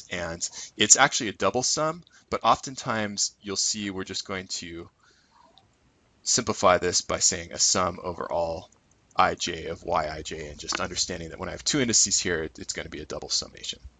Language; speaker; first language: English; native; English